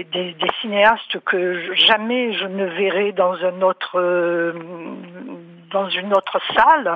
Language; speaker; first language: French; non-native, fluent; Romanian